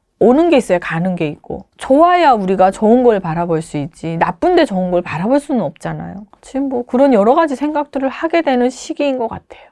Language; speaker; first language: Korean; native; Korean